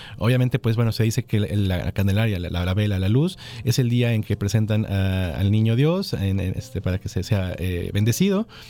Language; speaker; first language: Spanish; native; Spanish